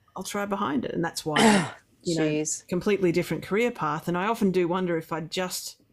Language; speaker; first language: English; native; English